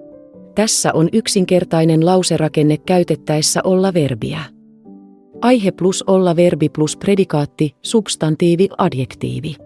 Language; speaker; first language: Finnish; non-native, fluent; Vietnamese